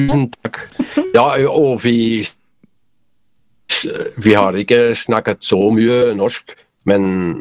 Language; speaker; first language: Norwegian; non-native, learner; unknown